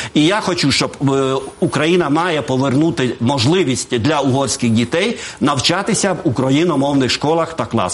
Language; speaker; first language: Ukrainian; non-native, local second language; Hungarian